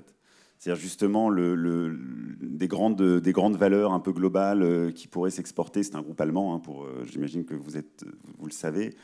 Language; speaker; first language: French; native; French